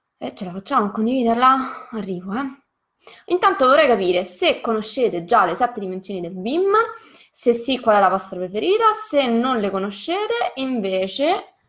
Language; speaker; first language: Italian; native; Italian